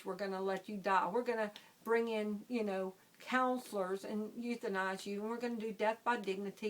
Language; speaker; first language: English; native; English